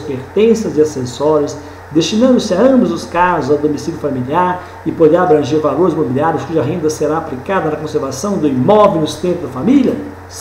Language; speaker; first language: Portuguese; native; Portuguese